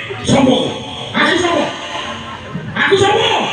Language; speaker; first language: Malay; non-native, local second language; Javanese